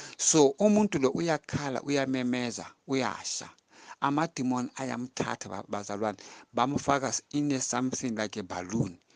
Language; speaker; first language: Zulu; non-native, local second language; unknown